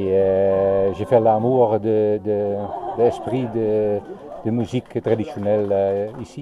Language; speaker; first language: French; non-native, learner; Dutch